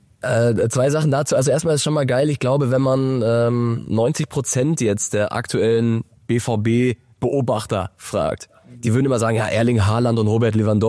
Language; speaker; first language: German; native; German